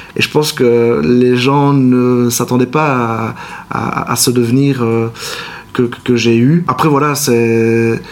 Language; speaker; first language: French; native; French